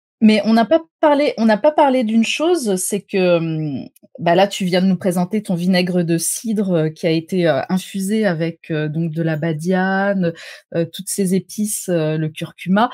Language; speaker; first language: French; native; French